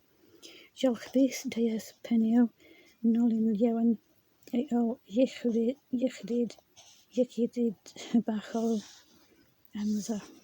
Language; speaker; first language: Welsh; non-native, learner; English